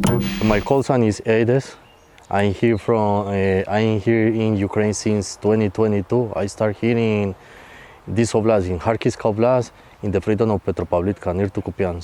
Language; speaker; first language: English; non-native, fluent; Spanish